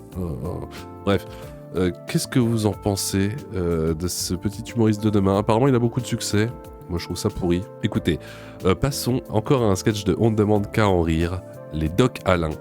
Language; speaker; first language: French; native; French